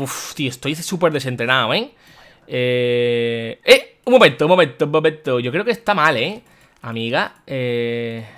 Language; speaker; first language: Spanish; native; Spanish